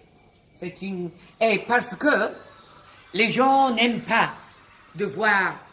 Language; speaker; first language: French; non-native, learner; English